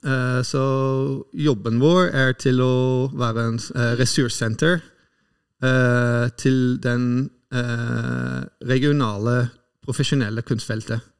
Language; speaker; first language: Norwegian; non-native, fluent; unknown